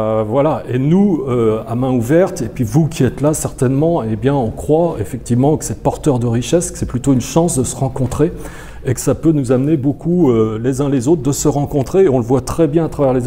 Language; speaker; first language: French; native; French